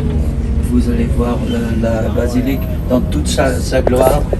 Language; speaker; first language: French; non-native, local second language; Dutch